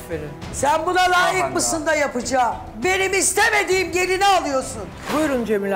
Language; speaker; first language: Turkish; native; Turkish